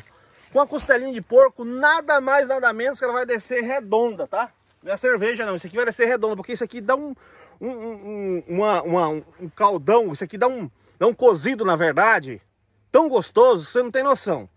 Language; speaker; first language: Portuguese; native; Portuguese